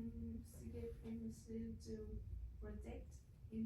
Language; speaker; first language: English; non-native, learner; Nepali